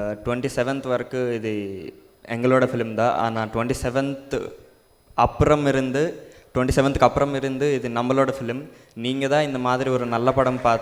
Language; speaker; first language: Tamil; non-native, learner; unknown